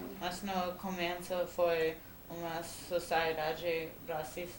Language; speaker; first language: Portuguese; non-native, fluent; Spanish